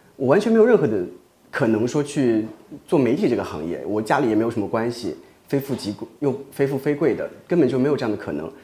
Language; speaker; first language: Chinese; native; Chinese